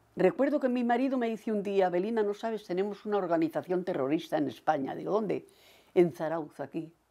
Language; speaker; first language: Spanish; native; Spanish